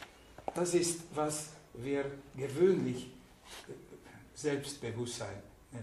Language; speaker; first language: German; non-native, fluent; Hungarian